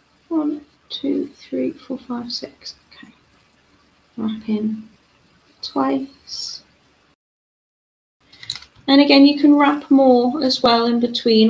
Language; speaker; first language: English; native; English